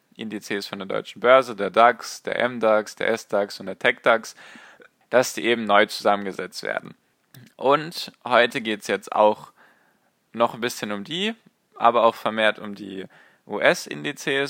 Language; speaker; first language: German; native; German